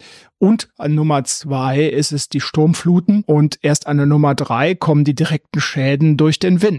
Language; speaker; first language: German; native; German